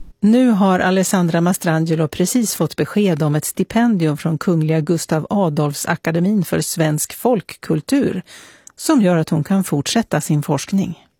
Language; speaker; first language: Swedish; native; Swedish